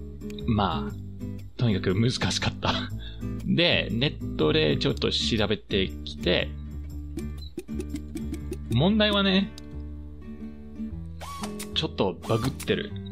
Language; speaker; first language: Japanese; non-native, fluent; English